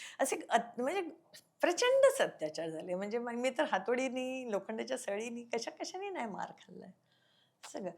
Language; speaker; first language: Marathi; non-native, local second language; Konkani